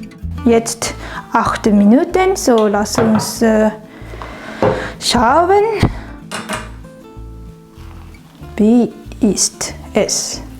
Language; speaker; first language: German; non-native, learner; Japanese